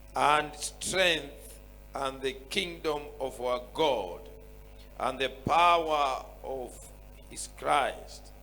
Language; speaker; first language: English; non-native, local second language; Swahili